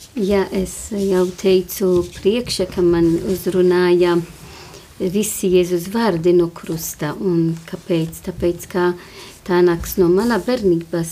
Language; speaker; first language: Latvian; non-native, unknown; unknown